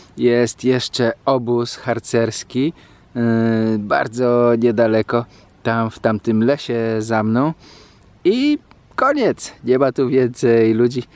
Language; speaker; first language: Polish; native; Polish